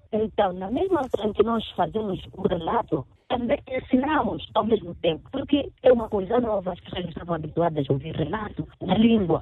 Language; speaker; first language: Portuguese; non-native, local second language; Makhuwa